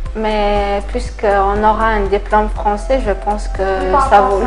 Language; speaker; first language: French; non-native, local second language; Kabyle